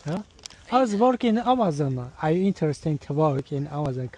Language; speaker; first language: English; non-native, learner; Tajik